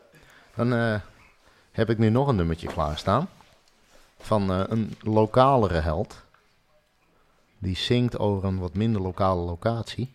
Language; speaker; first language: Dutch; native; Dutch